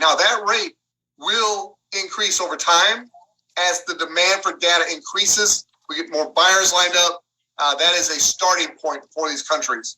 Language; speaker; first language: English; native; English